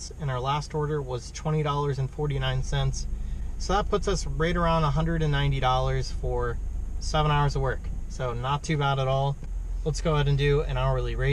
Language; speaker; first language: English; native; English